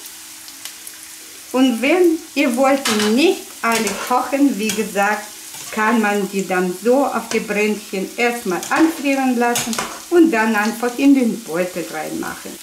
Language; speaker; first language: German; non-native, fluent; Russian